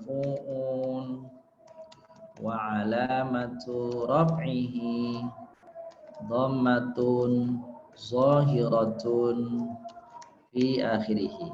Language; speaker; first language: Arabic; non-native, fluent; Indonesian